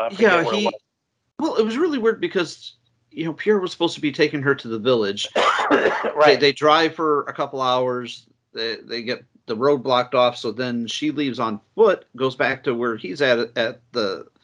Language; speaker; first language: English; native; English